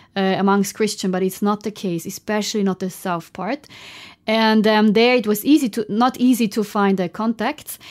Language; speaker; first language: English; non-native, fluent; German